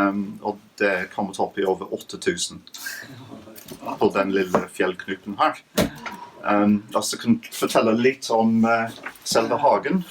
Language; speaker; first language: Norwegian; non-native, fluent; English